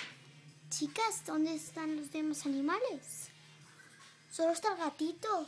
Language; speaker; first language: Spanish; native; Spanish